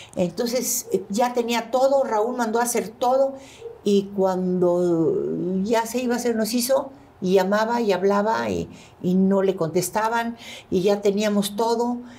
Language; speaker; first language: Spanish; native; Spanish